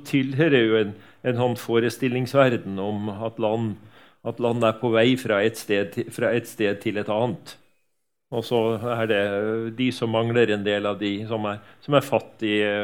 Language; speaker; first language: Norwegian; native; Norwegian